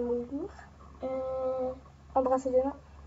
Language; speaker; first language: French; native; French